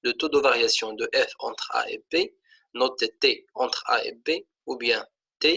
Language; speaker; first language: French; non-native, local second language; Arabic